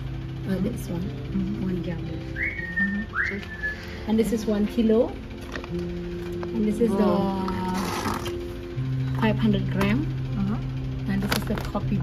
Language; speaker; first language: English; non-native, learner; Indonesian